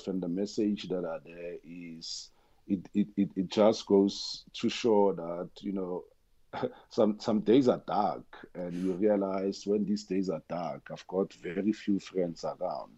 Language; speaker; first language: English; non-native, local second language; Tswana